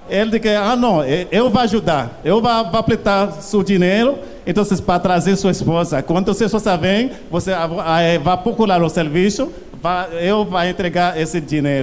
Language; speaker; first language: Portuguese; non-native, learner; Haitian Creole